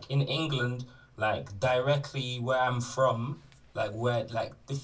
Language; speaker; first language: English; native; English